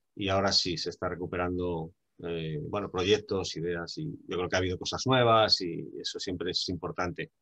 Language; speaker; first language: Spanish; native; Spanish